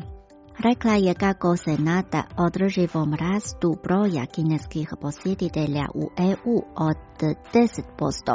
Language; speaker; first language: Croatian; non-native, fluent; Chinese